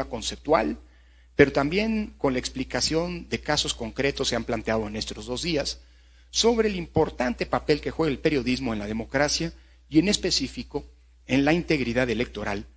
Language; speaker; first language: Spanish; native; Spanish